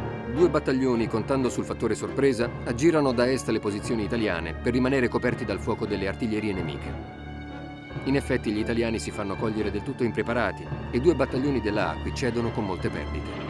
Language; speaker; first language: Italian; native; Italian